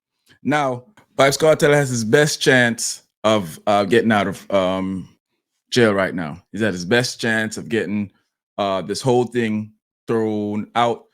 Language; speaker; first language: English; native; English